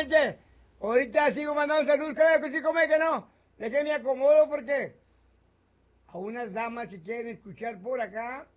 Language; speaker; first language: Spanish; native; Spanish